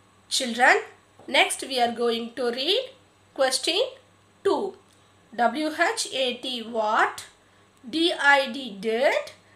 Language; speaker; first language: English; non-native, local second language; Tamil